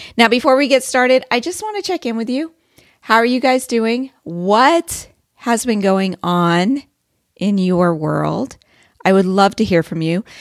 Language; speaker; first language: English; native; English